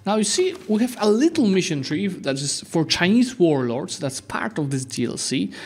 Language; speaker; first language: English; non-native, fluent; Polish